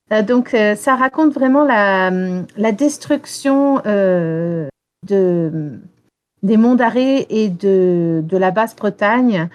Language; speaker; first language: French; early bilingual, heritage; French